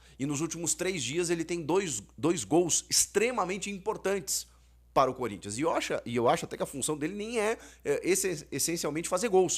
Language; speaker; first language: Portuguese; native; Portuguese